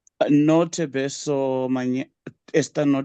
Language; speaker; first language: Spanish; non-native, learner; English